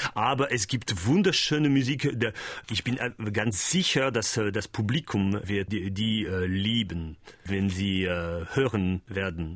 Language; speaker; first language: German; non-native, learner; French